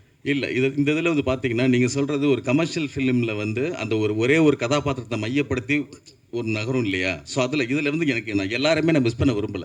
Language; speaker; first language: Tamil; native; Tamil